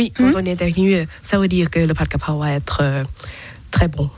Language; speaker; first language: French; non-native, learner; Thai